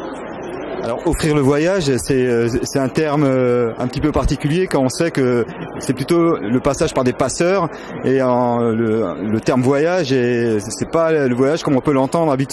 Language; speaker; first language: French; native; French